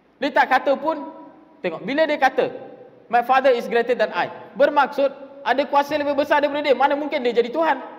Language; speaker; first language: Malay; non-native, local second language; Tamil